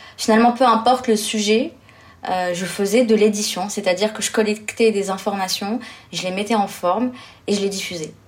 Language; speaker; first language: French; early bilingual, other home language; Arabic